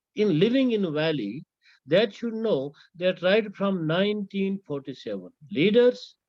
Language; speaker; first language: English; non-native, local second language; Kashmiri